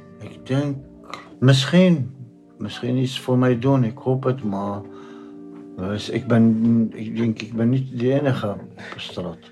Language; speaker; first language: Dutch; non-native, learner; Arabic